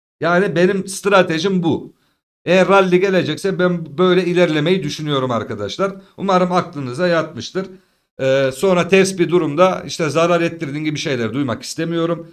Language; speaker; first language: Turkish; native; Turkish